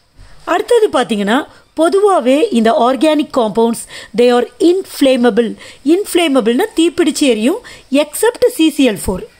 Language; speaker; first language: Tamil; native; Tamil